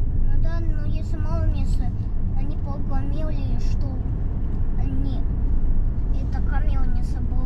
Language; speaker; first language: Russian; early bilingual, heritage; Russian